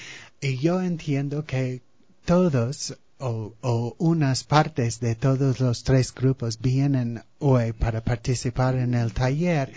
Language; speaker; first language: Spanish; non-native, fluent; English